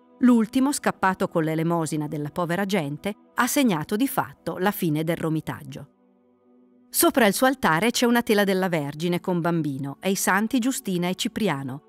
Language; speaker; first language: Italian; native; Italian